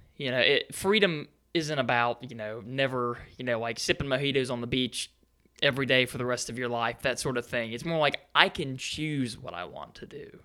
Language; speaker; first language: English; native; English